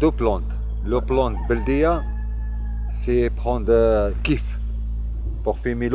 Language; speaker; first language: French; non-native, learner; Arabic